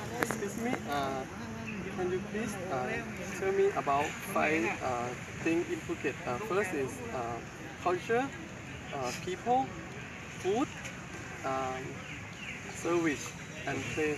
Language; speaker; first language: English; non-native, learner; Thai